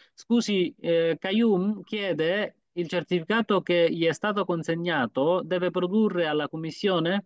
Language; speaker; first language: Italian; non-native, fluent; Bangla